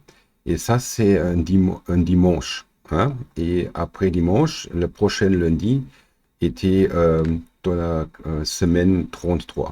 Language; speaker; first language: French; non-native, learner; German